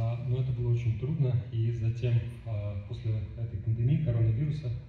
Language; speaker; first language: Russian; native; Russian